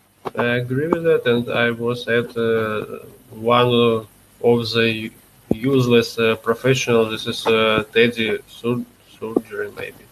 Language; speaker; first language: English; non-native, learner; Russian